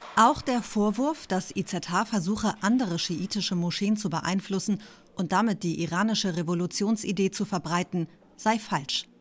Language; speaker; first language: German; native; German